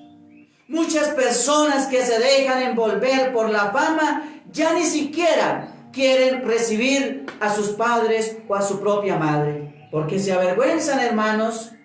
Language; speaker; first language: Spanish; native; Spanish